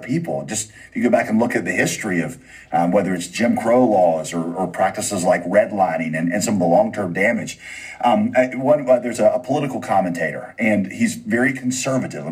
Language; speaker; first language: English; non-native, fluent; German